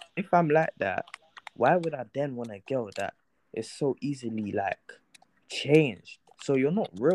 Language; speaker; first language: English; native; English